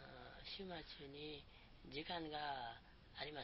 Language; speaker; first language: Japanese; non-native, learner; Nepali